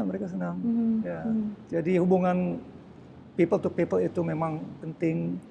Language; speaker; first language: Indonesian; early bilingual, heritage; Dutch